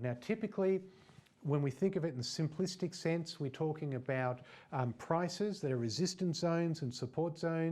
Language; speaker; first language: English; native; English